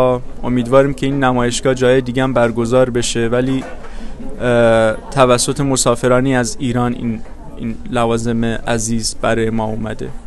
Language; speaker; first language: Persian; native; Persian